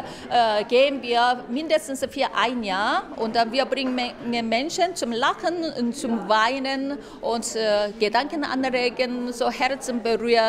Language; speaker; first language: German; non-native, fluent; Korean